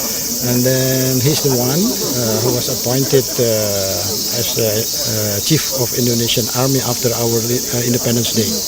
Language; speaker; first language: English; non-native, learner; Indonesian